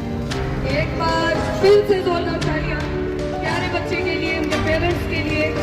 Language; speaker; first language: Hindi; native; Hindi